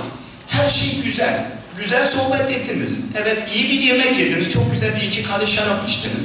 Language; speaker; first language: Turkish; native; Turkish